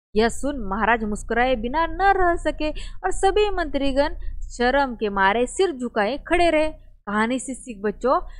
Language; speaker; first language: Hindi; non-native, local second language; Marathi